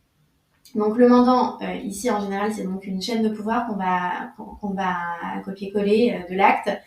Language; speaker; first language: French; native; French